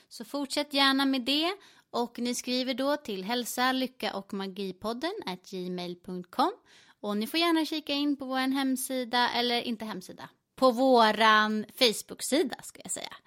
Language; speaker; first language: Swedish; native; Swedish